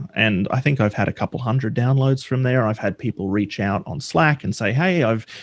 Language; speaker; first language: English; native; English